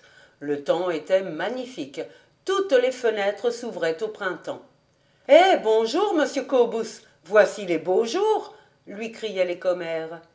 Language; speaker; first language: French; native; French